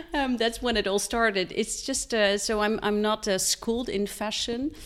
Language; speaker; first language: English; non-native, fluent; Dutch